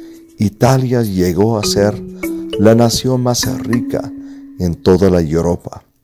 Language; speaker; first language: Spanish; non-native, fluent; English